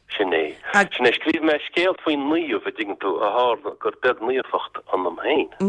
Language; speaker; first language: Irish; native; Irish